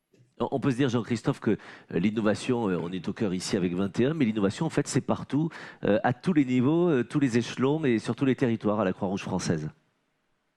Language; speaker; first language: French; native; French